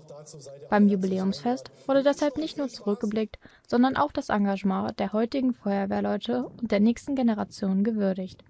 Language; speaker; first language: German; native; German